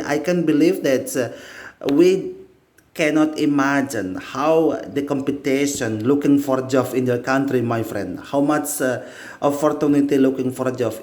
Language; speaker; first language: English; non-native, learner; Indonesian